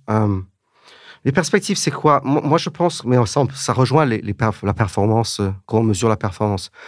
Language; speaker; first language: French; early bilingual, heritage; English